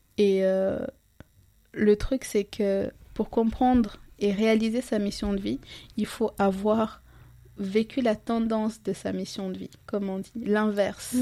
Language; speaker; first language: French; non-native, local second language; Ngazidja Comorian